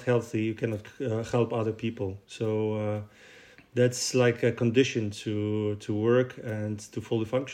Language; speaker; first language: English; non-native, fluent; Russian